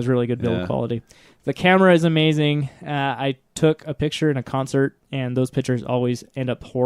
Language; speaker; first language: English; native; English